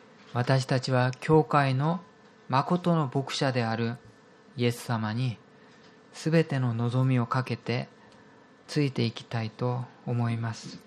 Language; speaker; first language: Japanese; non-native, fluent; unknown